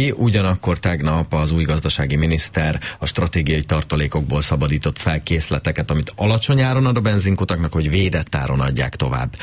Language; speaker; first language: Hungarian; native; Hungarian